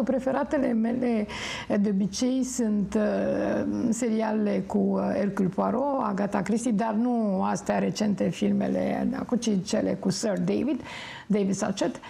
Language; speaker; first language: Romanian; native; Romanian